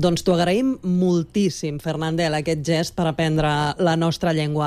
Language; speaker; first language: Catalan; native; Catalan